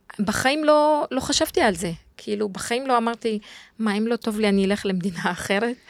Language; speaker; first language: Hebrew; non-native, local second language; Arabic